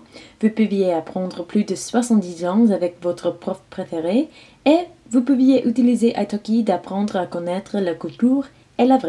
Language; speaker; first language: French; non-native, learner; English